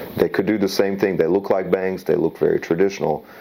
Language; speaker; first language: English; early bilingual, other home language; Slovak